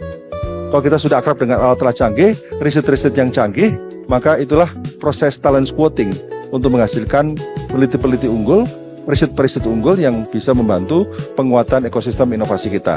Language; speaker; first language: Indonesian; native; Indonesian